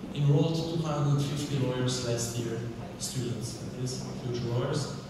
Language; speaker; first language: English; non-native, fluent; Slovenian